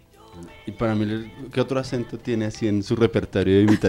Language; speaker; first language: Spanish; native; Spanish